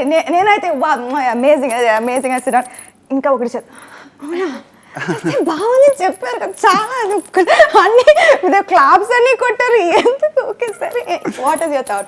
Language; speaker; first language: Telugu; non-native, local second language; Tamil